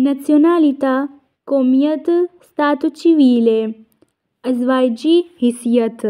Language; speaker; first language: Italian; non-native, fluent; Urdu